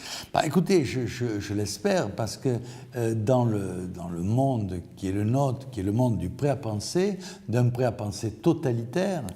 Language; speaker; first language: French; native; French